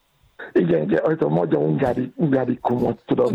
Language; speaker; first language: Hungarian; non-native, learner; Yoruba